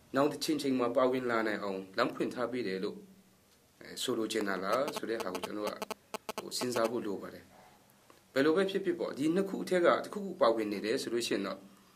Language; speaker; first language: Burmese; non-native, local second language; Kachin